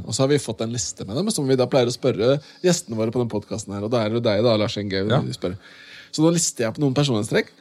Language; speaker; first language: Norwegian; native; Norwegian